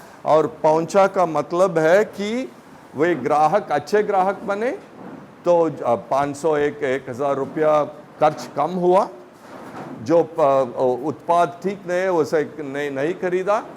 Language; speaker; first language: Hindi; non-native, local second language; Tamil